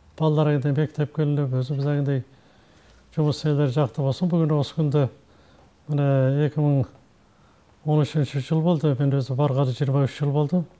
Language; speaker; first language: Kazakh; early bilingual, heritage; Kazakh